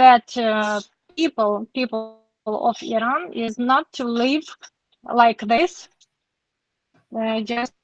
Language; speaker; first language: English; non-native, learner; Ukrainian